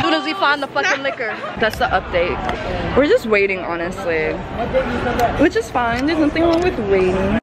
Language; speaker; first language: English; native; English